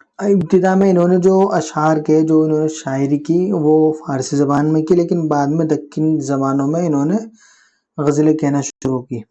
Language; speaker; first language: Urdu; native; Urdu